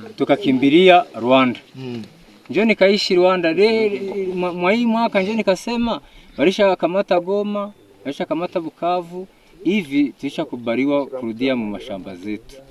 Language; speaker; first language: Swahili; non-native, local second language; Kinyarwanda